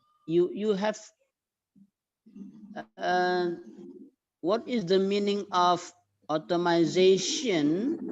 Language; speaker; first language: English; non-native, fluent; Indonesian